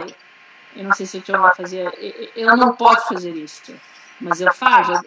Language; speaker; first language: Portuguese; early bilingual, heritage; Portuguese